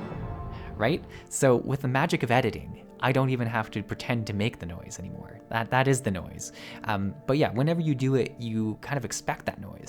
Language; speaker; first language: English; native; English